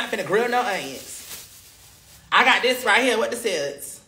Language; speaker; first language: English; native; English